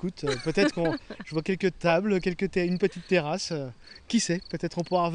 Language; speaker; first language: French; native; French